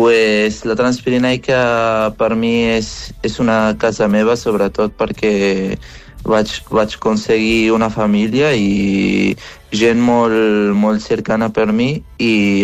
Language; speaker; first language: Catalan; non-native, fluent; Arabic